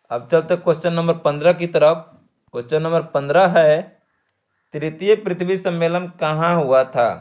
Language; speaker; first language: Hindi; native; Hindi